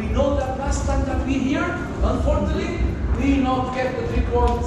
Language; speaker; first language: English; non-native, learner; Portuguese